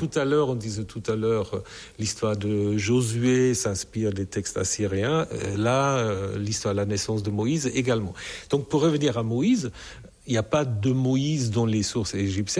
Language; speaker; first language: French; non-native, fluent; German